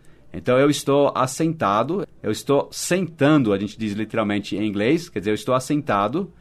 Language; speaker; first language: Portuguese; non-native, fluent; English